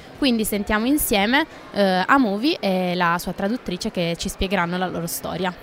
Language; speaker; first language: Italian; native; Italian